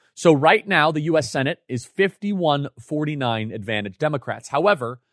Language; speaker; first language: English; native; English